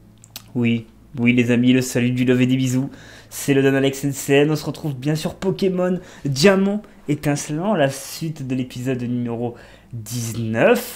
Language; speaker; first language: French; native; French